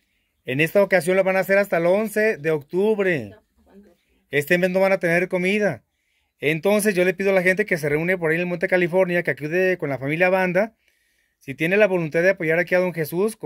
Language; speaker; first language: Spanish; native; Spanish